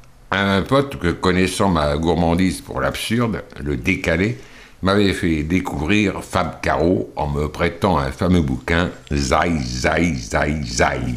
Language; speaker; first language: French; native; French